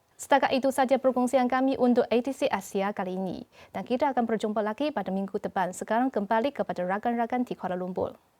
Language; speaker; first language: Malay; non-native, fluent; Chinese